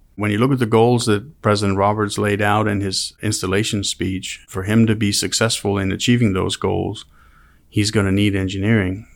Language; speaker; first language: English; non-native, fluent; Danish